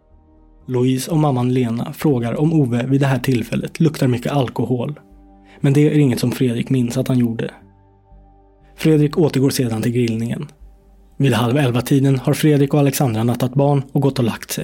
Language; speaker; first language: Swedish; native; Swedish